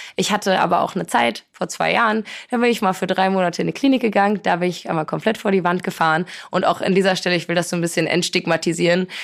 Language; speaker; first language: German; early bilingual, other home language; Polish